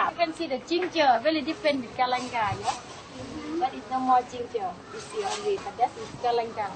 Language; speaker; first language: English; non-native, learner; Thai